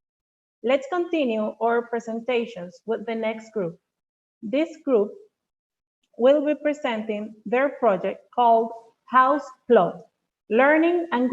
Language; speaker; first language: English; non-native, fluent; Spanish